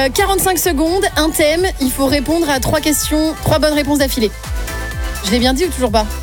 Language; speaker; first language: French; native; French